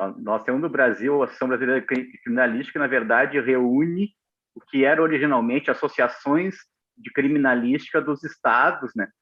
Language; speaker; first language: Portuguese; native; Portuguese